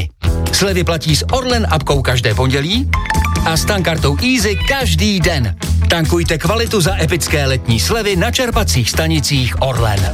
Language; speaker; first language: Czech; native; Czech